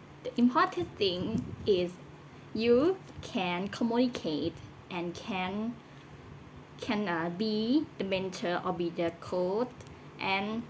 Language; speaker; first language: English; non-native, learner; Thai